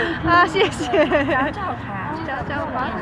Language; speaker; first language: Chinese; non-native, learner; Korean